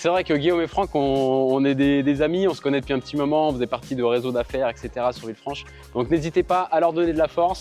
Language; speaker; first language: French; native; French